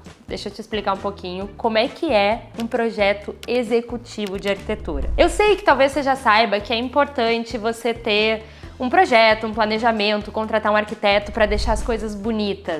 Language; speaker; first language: Portuguese; native; Portuguese